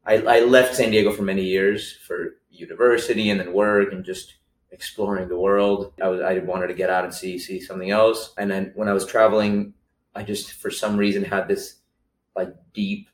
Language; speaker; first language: English; early bilingual, other home language; Spanish